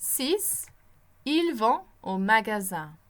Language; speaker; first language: French; non-native, fluent; English